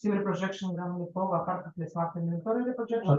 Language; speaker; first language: Hebrew; native; Hebrew